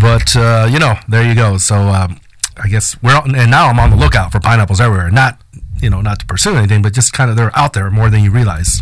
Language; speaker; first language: English; early bilingual, other home language; Spanish